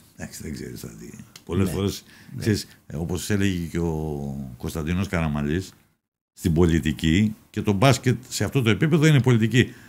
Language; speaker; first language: Greek; native; Greek